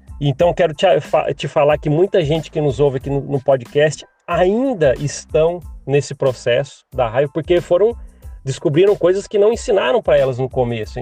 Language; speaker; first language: Portuguese; native; Portuguese